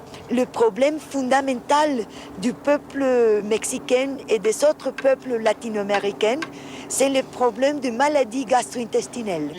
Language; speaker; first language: French; non-native, fluent; Spanish